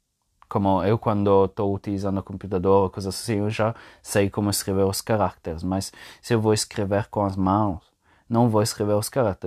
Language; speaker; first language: Portuguese; non-native, fluent; Italian